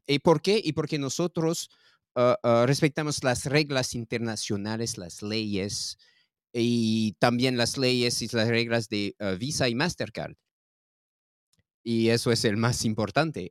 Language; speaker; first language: Spanish; non-native, learner; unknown